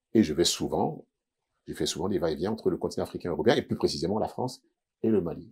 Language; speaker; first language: French; native; French